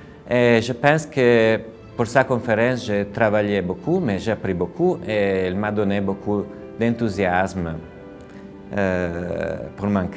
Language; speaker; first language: French; non-native, fluent; Italian